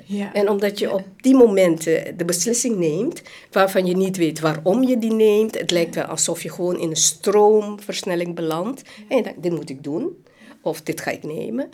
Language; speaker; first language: Dutch; non-native, local second language; Hakka Chinese